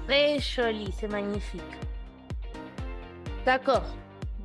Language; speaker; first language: French; non-native, fluent; Spanish